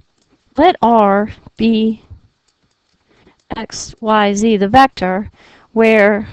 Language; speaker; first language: English; native; English